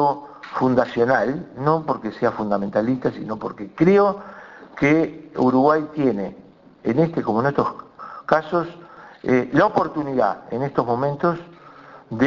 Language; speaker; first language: Spanish; native; Spanish